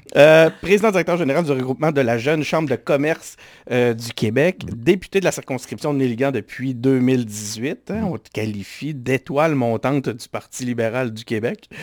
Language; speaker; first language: French; native; French